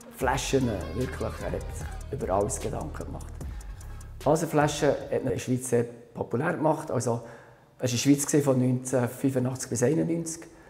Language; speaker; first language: German; native; German